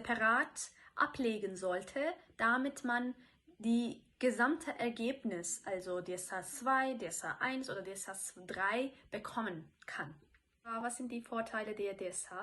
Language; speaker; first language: German; non-native, fluent; Turkish